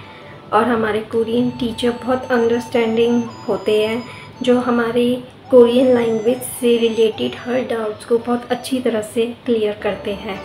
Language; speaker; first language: Hindi; native; Hindi